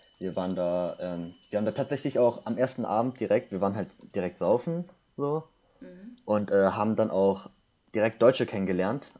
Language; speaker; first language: German; early bilingual, other home language; Korean